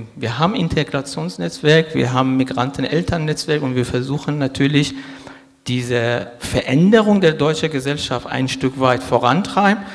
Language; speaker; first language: German; non-native, fluent; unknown